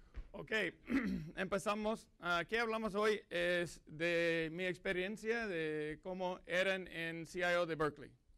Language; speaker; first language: Spanish; non-native, learner; English